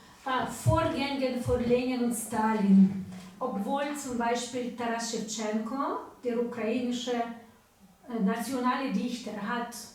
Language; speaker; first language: German; non-native, fluent; Ukrainian